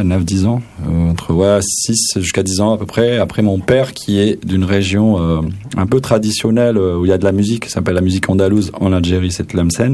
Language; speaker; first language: French; non-native, local second language; Arabic